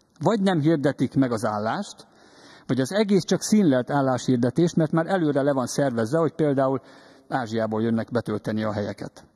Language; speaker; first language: Hungarian; native; Hungarian